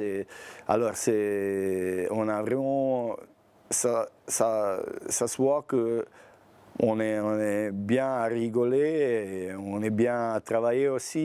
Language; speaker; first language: French; non-native, fluent; Bosnian